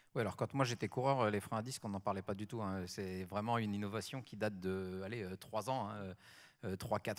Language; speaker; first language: French; native; French